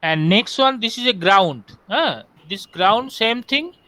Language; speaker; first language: English; non-native, local second language; Bangla